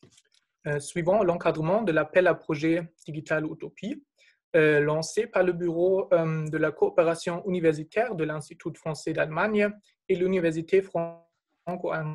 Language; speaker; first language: French; non-native, fluent; German